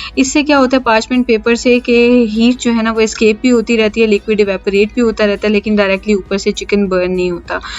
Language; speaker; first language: Urdu; native; Urdu